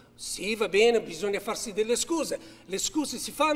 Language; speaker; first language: Italian; early bilingual, heritage; Italian